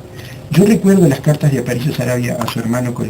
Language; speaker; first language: Spanish; native; Spanish